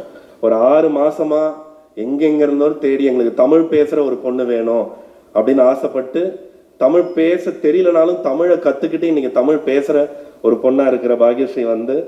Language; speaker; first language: Tamil; native; Tamil